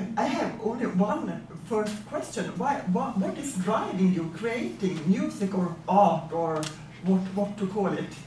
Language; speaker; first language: English; non-native, fluent; Swedish